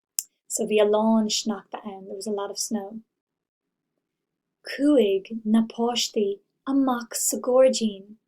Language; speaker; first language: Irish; non-native, local second language; English